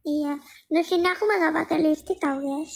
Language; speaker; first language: Vietnamese; non-native, learner; Indonesian